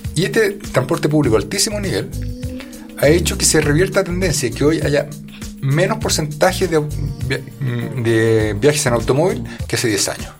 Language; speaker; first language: Spanish; native; Spanish